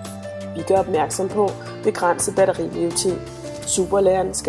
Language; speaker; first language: Danish; native; Danish